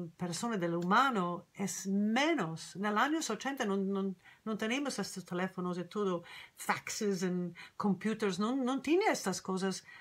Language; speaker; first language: Spanish; non-native, learner; English